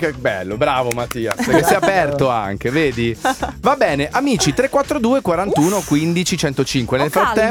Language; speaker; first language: Italian; native; Italian